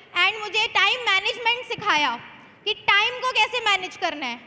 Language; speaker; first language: Hindi; native; Hindi